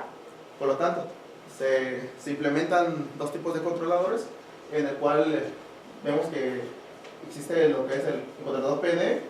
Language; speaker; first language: Spanish; native; Spanish